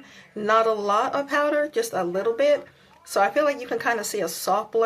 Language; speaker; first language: English; native; English